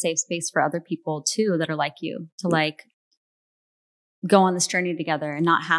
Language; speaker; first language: English; native; English